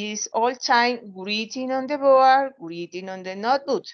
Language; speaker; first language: English; non-native, learner; Spanish